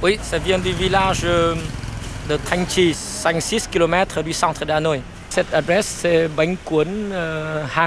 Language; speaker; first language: French; non-native, fluent; Vietnamese